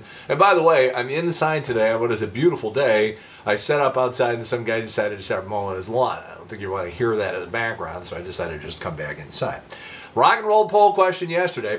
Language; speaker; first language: English; native; English